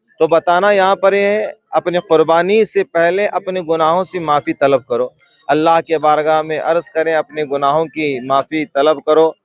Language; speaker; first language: Urdu; native; Urdu